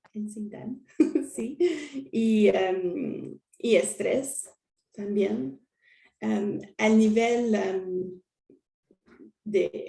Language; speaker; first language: Spanish; non-native, learner; French